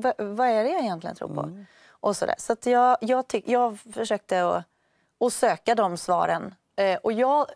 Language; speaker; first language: Swedish; native; Swedish